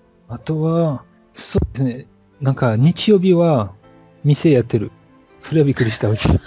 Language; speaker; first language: Japanese; non-native, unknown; French